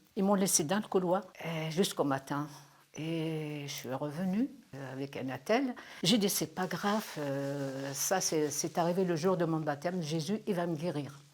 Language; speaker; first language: French; non-native, local second language; Kabyle